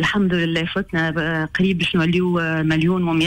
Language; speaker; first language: Arabic; native; Arabic